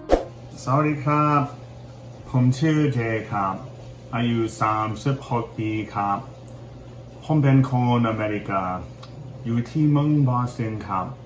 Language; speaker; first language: Thai; non-native, fluent; English